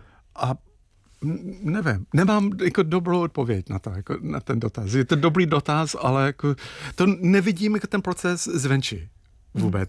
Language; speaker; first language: Czech; non-native, fluent; English